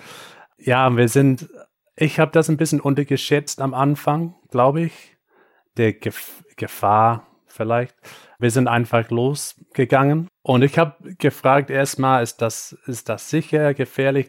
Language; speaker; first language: German; non-native, fluent; English